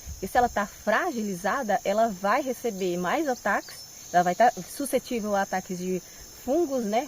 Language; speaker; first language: Portuguese; native; Portuguese